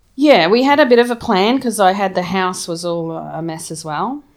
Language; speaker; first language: English; native; English